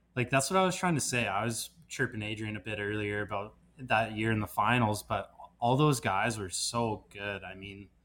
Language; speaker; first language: English; native; English